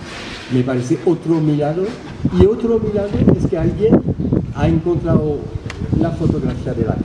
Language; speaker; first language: Spanish; early bilingual, heritage; French